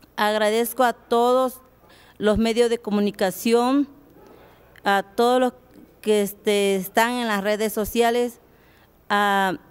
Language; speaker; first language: Spanish; non-native, local second language; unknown